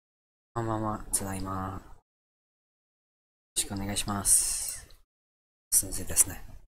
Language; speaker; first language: Japanese; non-native, learner; English